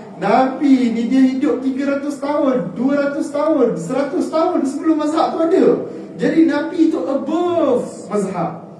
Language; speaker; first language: Malay; native; Malay